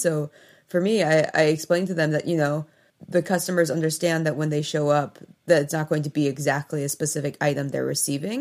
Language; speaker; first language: English; native; English